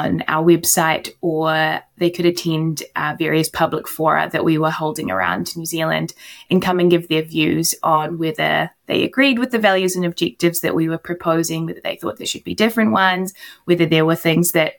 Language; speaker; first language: English; native; English